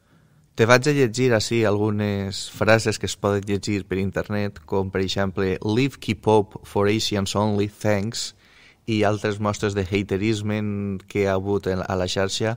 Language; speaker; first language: Catalan; native; Catalan